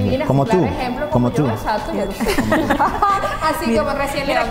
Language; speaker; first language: Spanish; native; Spanish